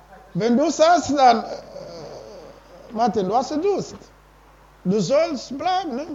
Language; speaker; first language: German; non-native, learner; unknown